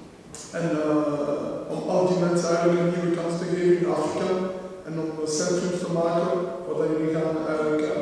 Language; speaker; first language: Dutch; non-native, local second language; French